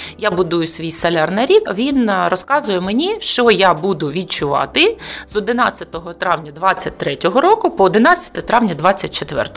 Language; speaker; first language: Ukrainian; non-native, local second language; Russian